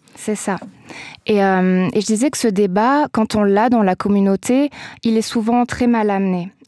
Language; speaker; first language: French; native; French